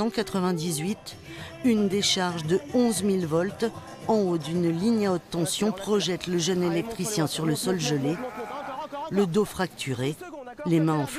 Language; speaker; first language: French; native; French